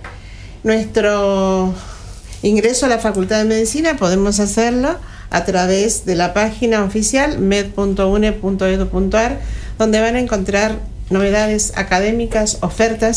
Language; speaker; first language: Spanish; native; Spanish